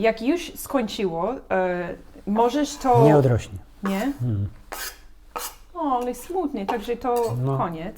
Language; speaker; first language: Polish; non-native, learner; English